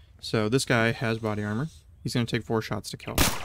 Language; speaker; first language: English; native; English